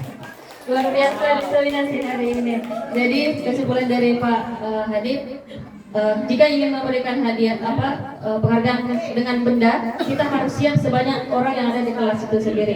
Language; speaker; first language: Indonesian; native; Indonesian